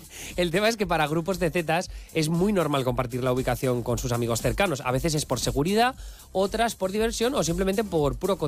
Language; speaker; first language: Spanish; native; Spanish